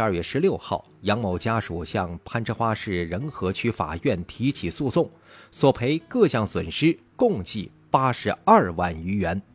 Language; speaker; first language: Chinese; native; Chinese